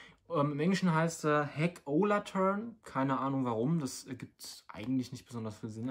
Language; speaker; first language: German; native; German